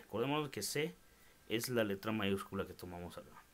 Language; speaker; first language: Spanish; native; Spanish